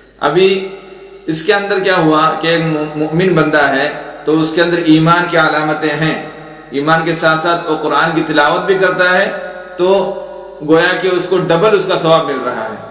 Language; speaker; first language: Urdu; non-native, local second language; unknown